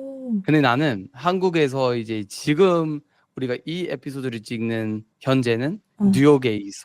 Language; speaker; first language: Korean; non-native, fluent; English